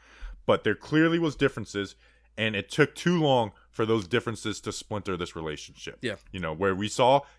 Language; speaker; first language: English; native; English